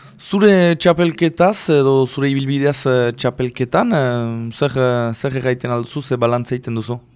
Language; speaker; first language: Basque; native; Basque